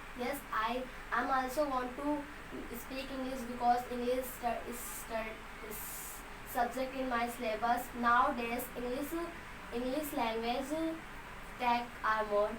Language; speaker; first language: English; non-native, learner; Hindi